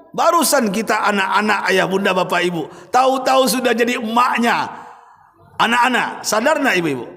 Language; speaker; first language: Indonesian; native; Indonesian